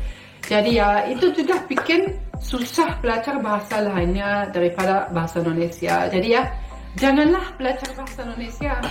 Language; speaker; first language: Indonesian; non-native, fluent; German